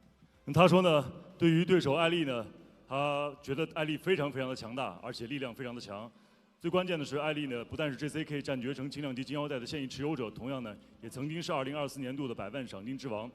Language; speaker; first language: Chinese; native; Chinese